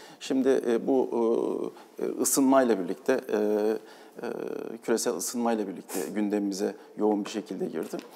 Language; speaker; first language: Turkish; native; Turkish